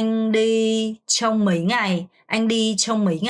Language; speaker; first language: Vietnamese; non-native, fluent; Korean